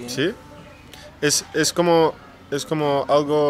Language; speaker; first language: Spanish; non-native, learner; English